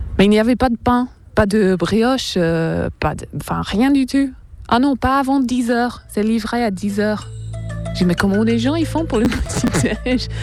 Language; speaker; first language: French; non-native, fluent; English